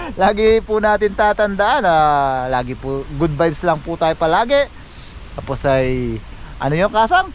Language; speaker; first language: Filipino; non-native, local second language; Pampanga